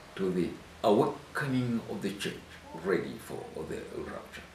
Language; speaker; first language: English; non-native, local second language; Swahili